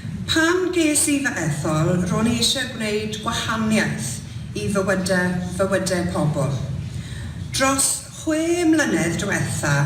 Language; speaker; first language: Welsh; non-native, local second language; English